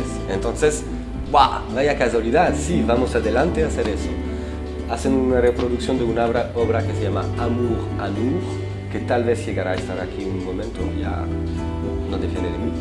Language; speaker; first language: Spanish; non-native, fluent; French